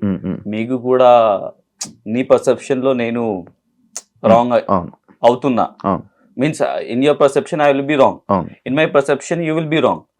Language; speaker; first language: Telugu; non-native, learner; Hindi